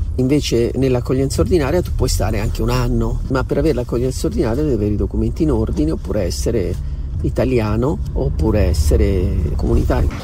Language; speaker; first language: Italian; native; Italian